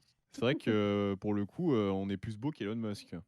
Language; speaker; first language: French; native; French